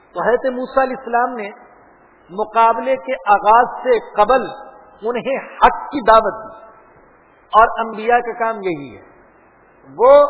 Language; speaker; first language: Urdu; non-native, local second language; Punjabi